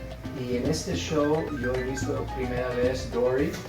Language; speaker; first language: Spanish; non-native, learner; English